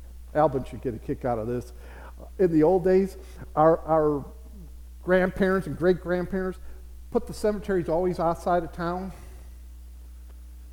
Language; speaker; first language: English; native; English